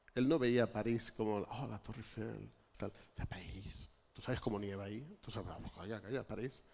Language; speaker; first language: Spanish; native; Spanish